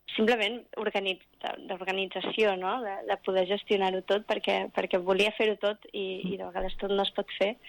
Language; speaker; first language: Catalan; non-native, local second language; English